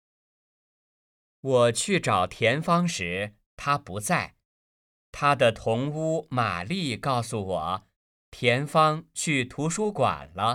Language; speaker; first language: Chinese; native; Chinese